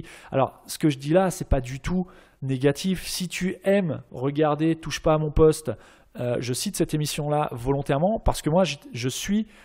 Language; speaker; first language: French; native; French